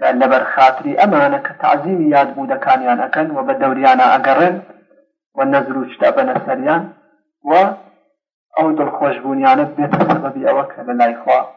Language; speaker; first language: Central Kurdish; non-native, local second language; Gurani